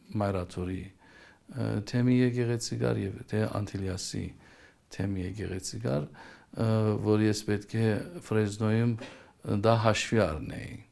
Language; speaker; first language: Armenian; early bilingual, heritage; Armenian